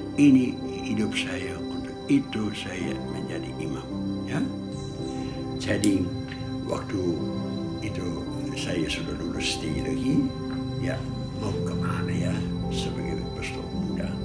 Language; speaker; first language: Indonesian; non-native, fluent; Dutch